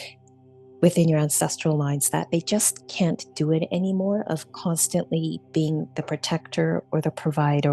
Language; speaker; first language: English; native; English